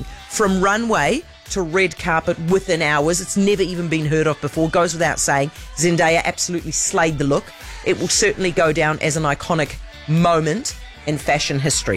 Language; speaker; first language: English; native; English